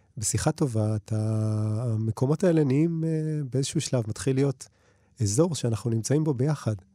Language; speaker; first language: Hebrew; early bilingual, other home language; Russian